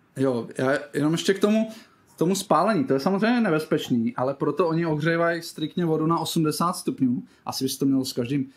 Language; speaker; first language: Czech; native; Czech